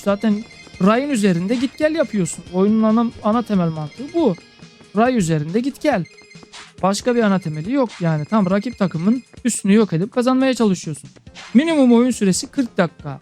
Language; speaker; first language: Turkish; native; Turkish